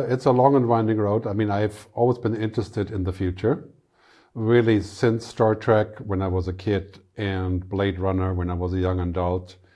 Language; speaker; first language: English; non-native, fluent; German